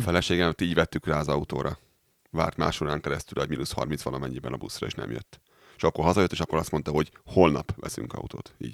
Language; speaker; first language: Hungarian; native; Hungarian